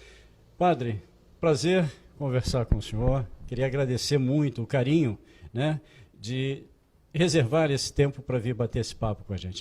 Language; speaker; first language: Portuguese; native; Portuguese